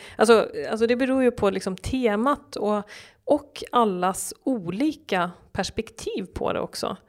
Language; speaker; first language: Swedish; early bilingual, other home language; Norwegian